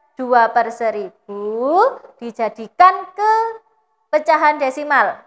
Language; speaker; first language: Indonesian; native; Indonesian